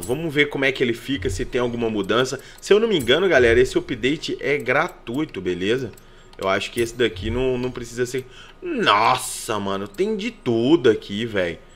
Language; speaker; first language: Portuguese; native; Portuguese